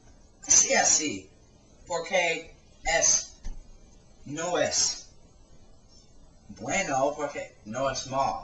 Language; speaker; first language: Spanish; non-native, learner; English